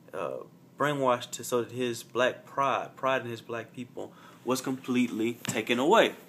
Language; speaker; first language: English; native; English